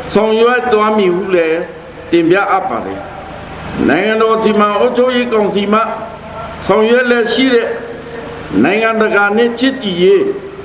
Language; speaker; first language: Burmese; non-native, local second language; Pa'o Karen